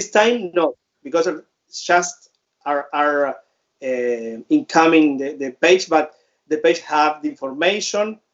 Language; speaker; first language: English; non-native, fluent; Spanish